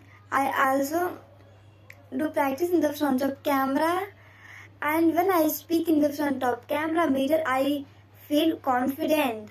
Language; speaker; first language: English; non-native, learner; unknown